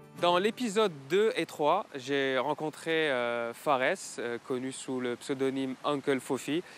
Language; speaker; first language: French; non-native, local second language; Arabic